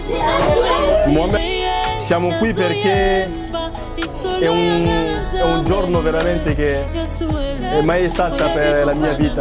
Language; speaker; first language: Italian; non-native, fluent; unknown